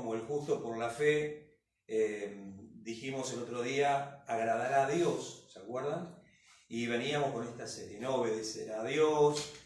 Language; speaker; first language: Spanish; native; Spanish